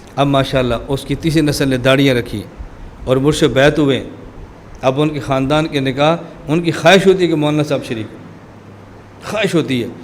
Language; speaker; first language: Urdu; non-native, local second language; Punjabi